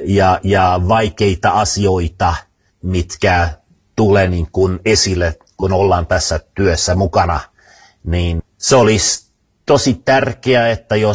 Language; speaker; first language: Finnish; early bilingual, other home language; Swedish